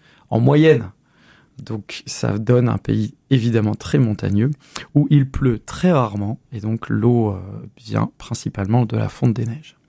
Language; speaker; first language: French; native; French